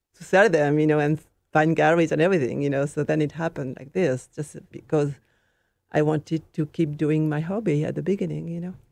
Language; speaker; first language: English; non-native, fluent; French